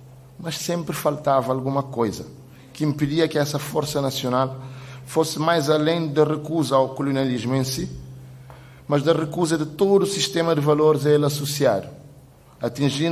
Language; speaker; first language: Portuguese; non-native, local second language; Kabuverdianu